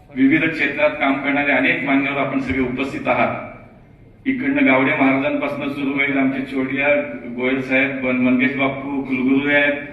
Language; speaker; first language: Marathi; native; Marathi